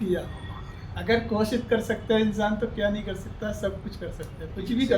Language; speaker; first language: Hindi; native; Hindi